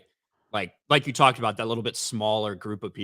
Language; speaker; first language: English; native; English